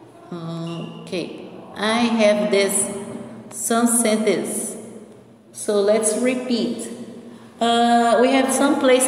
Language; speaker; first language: English; non-native, fluent; Portuguese